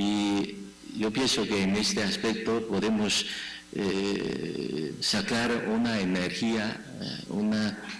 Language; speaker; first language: Spanish; non-native, fluent; Chinese